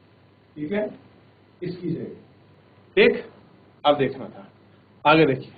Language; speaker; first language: Hindi; native; Hindi